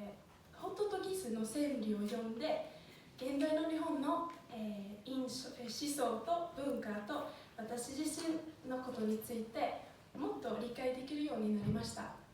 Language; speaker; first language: Japanese; non-native, fluent; Swedish